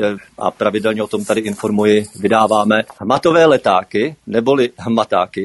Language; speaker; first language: Czech; native; Czech